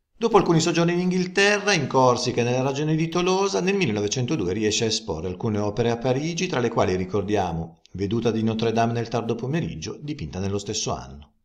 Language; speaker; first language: Italian; native; Italian